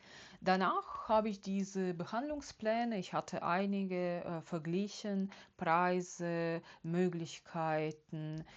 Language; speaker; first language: German; non-native, fluent; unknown